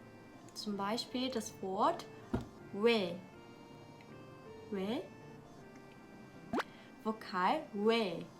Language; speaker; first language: German; non-native, learner; Korean